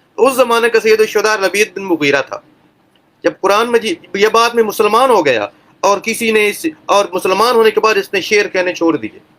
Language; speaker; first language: Urdu; non-native, local second language; Punjabi